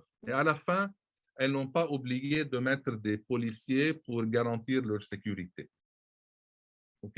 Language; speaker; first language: French; non-native, local second language; Arabic